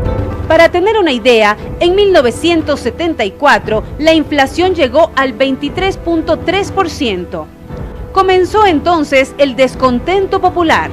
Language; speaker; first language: Spanish; native; Spanish